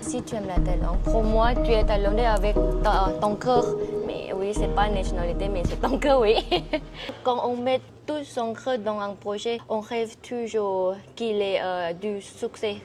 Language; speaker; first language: French; non-native, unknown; Thai